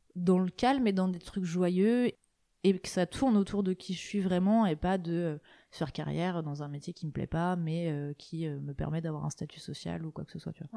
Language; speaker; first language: French; native; French